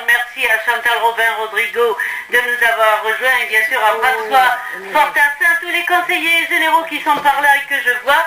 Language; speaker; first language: French; native; French